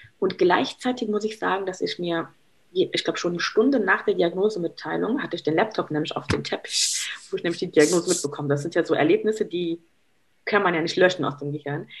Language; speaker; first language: German; early bilingual, other home language; Arabic